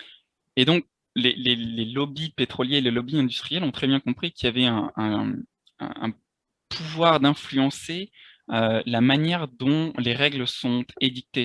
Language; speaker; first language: French; native; French